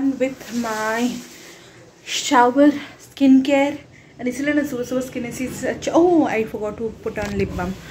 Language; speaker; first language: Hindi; non-native, local second language; Bangla